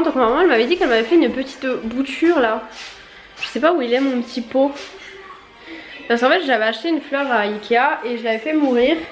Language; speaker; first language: French; native; French